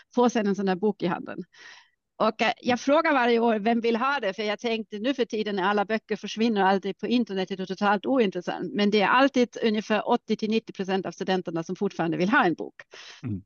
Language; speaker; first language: Swedish; non-native, fluent; German